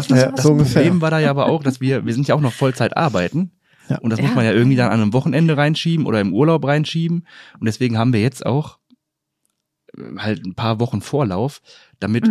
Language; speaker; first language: German; native; German